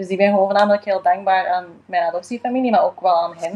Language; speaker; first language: Dutch; native; Dutch